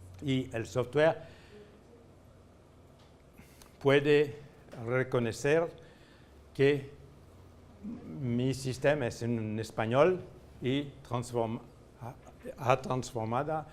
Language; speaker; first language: Spanish; non-native, fluent; French